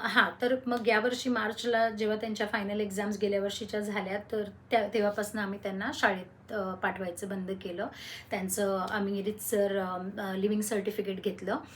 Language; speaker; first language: Marathi; non-native, local second language; Hindi